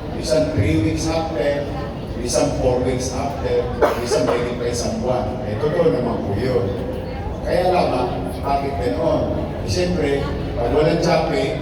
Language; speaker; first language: Filipino; native; Filipino